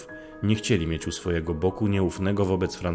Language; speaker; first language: Polish; native; Polish